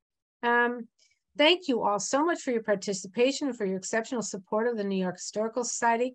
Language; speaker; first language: English; native; English